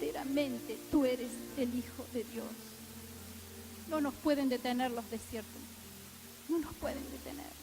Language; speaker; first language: Spanish; native; Spanish